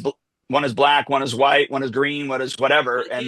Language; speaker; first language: English; native; English